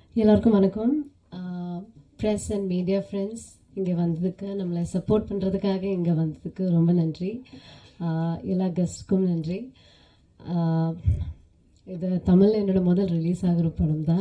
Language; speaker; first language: Tamil; non-native, fluent; Malayalam